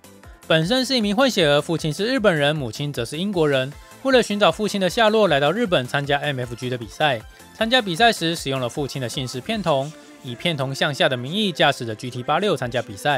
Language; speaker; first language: Chinese; native; Chinese